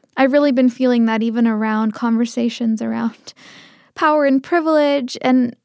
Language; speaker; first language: English; early bilingual, other home language; Tamil